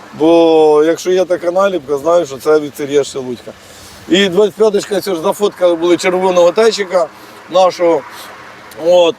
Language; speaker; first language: Ukrainian; native; Ukrainian